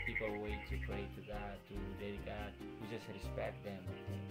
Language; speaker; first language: English; non-native, learner; Tetum